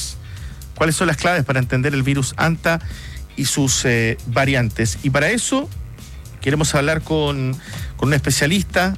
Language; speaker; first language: Spanish; native; Spanish